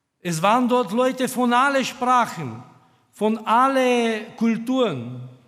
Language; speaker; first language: German; non-native, fluent; Romanian